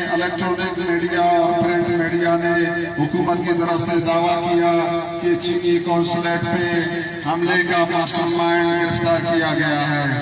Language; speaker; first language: Urdu; non-native, local second language; Baluchi